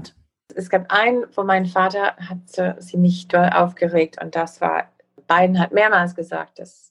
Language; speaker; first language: German; non-native, fluent; English